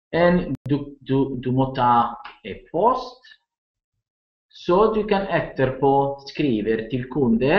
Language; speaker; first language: Norwegian; non-native, learner; Italian